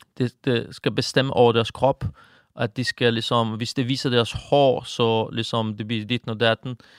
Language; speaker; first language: Danish; non-native, fluent; Persian